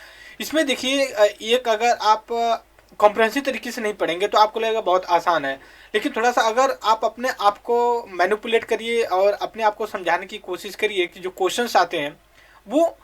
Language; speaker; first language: Hindi; native; Hindi